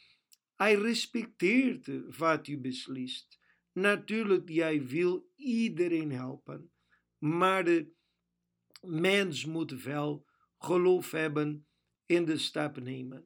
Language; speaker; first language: Dutch; non-native, fluent; Portuguese